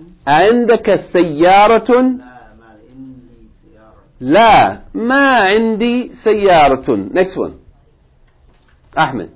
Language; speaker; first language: Arabic; non-native, fluent; English